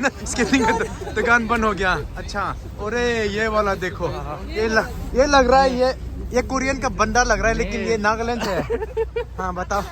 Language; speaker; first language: Hindi; non-native, local second language; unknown